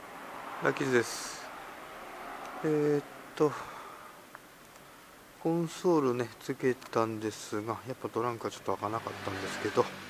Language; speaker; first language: Japanese; native; Japanese